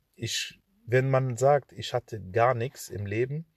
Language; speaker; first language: German; early bilingual, other home language; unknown